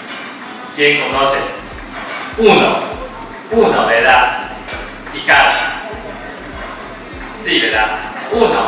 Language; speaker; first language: Spanish; non-native, fluent; Chinese